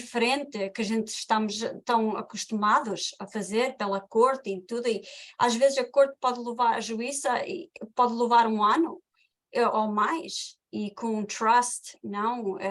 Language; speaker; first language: Portuguese; early bilingual, heritage; Portuguese